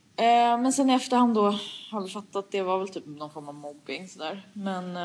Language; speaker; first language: Swedish; early bilingual, other home language; Persian